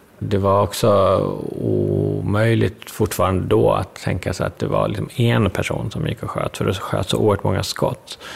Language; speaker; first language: Swedish; early bilingual, other home language; Persian